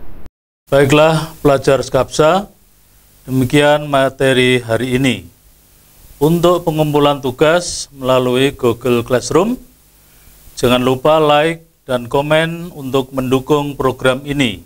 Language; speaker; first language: Indonesian; native; Indonesian